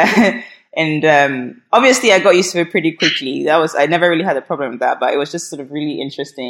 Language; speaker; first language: English; non-native, local second language; Akan